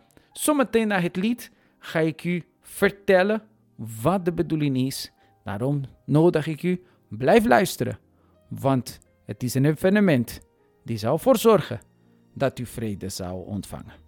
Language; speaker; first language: Dutch; non-native, fluent; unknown